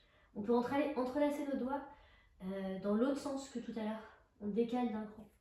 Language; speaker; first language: French; native; French